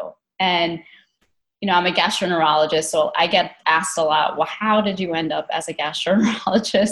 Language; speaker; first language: English; native; English